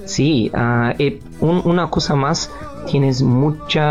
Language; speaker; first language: Spanish; non-native, learner; Portuguese